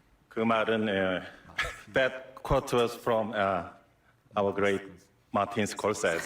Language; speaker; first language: English; non-native, learner; Korean